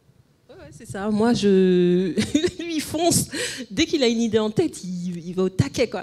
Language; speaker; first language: French; native; French